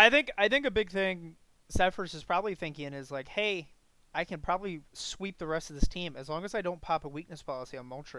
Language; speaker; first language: English; native; English